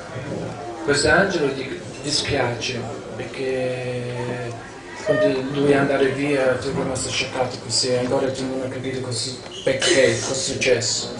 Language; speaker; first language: Italian; non-native, learner; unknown